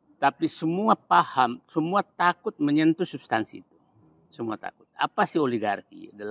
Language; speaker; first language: Indonesian; non-native, local second language; Buginese